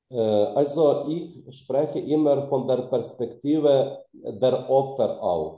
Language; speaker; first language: German; non-native, fluent; Ukrainian